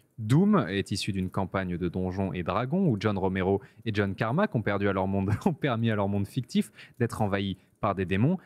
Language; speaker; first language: French; native; French